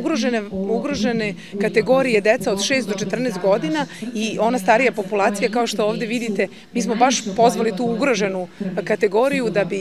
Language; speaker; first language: Serbian; native; Serbian